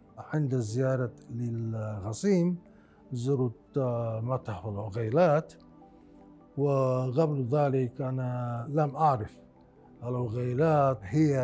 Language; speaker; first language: Arabic; non-native, fluent; Japanese